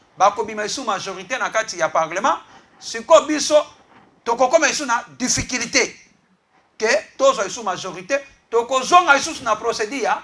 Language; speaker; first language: Lingala; native; Lingala